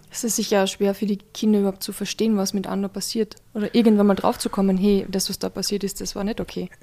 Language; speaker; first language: German; native; German